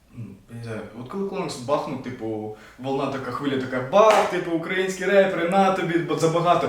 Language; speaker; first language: Ukrainian; non-native, local second language; Russian